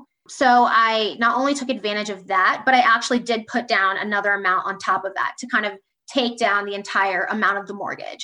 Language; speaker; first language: English; native; English